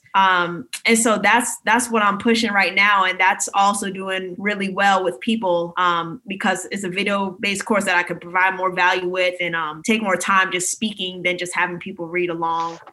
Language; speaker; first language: English; native; English